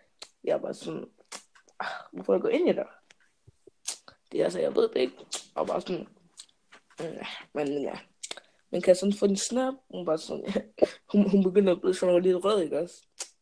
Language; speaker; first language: Danish; early bilingual, other home language; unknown